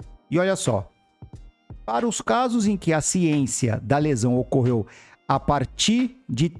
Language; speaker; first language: Portuguese; native; Portuguese